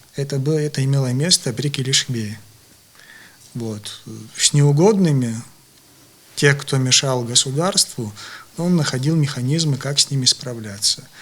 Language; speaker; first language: Russian; non-native, local second language; Abkhazian